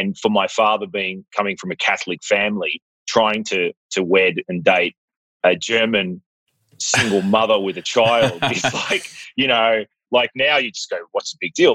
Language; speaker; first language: English; native; English